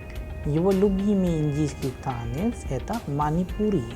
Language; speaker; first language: Russian; non-native, fluent; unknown